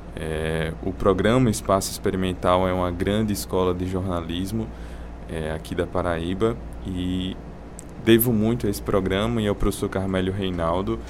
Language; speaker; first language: Portuguese; native; Portuguese